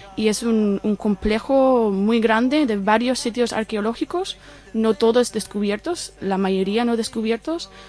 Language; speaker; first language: Spanish; non-native, fluent; English